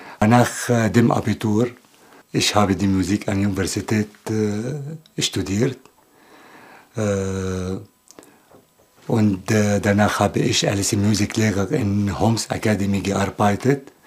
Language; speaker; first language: German; non-native, learner; Arabic